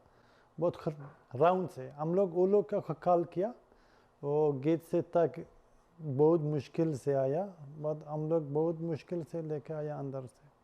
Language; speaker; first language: Hindi; non-native, learner; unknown